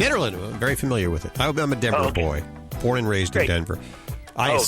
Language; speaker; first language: English; native; English